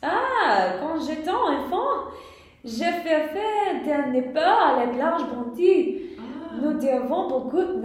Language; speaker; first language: French; non-native, learner; English